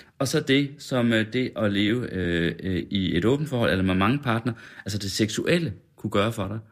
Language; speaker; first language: Danish; native; Danish